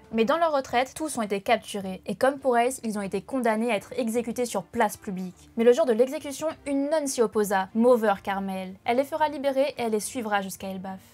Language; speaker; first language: French; native; French